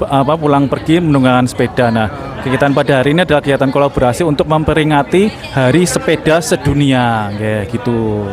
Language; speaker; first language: Indonesian; native; Indonesian